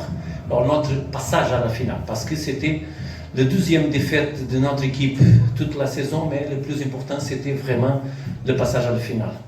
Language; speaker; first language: French; non-native, learner; Portuguese